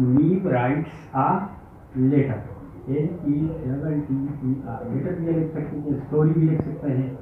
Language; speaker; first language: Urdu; native; Urdu